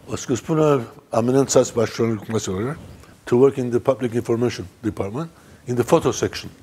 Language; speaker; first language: Armenian; early bilingual, heritage; Armenian